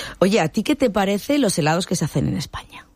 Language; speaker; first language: Spanish; native; Spanish